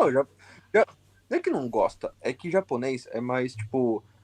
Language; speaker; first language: Portuguese; non-native, fluent; Japanese